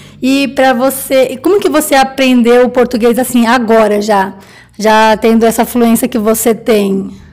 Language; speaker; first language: Portuguese; native; Portuguese